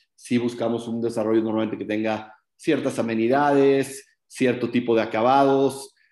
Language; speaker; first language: Spanish; native; Spanish